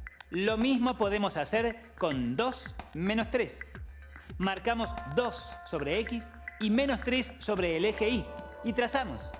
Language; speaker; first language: Spanish; native; Spanish